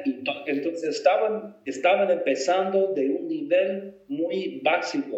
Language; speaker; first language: Spanish; non-native, fluent; English